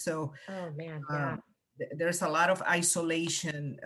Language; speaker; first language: English; non-native, fluent; Spanish